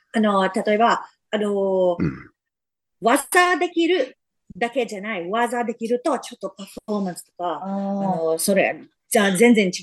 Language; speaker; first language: Japanese; non-native, fluent; English